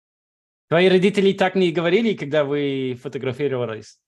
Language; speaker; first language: Russian; non-native, fluent; English